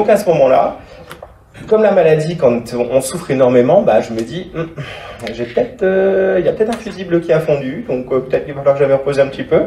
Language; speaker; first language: French; native; French